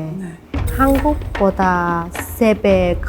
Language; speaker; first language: Korean; non-native, learner; Vietnamese